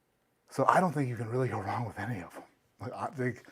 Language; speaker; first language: English; native; English